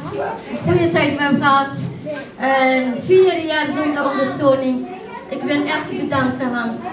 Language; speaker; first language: Dutch; non-native, learner; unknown